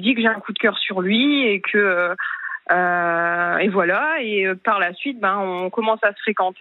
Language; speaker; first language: French; native; French